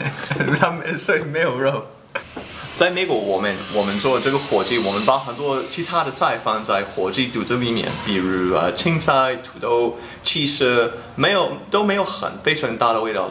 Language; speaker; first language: Chinese; non-native, fluent; English